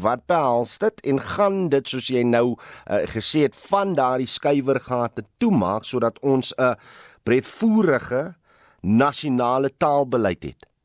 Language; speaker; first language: Afrikaans; native; Afrikaans